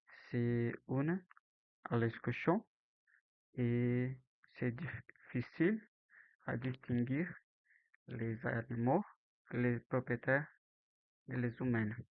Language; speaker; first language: French; non-native, learner; Portuguese